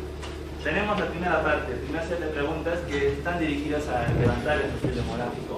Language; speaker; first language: Spanish; native; Spanish